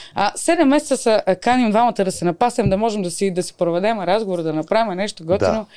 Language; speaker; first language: Bulgarian; native; Bulgarian